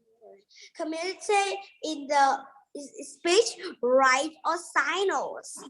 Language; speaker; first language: English; non-native, learner; Vietnamese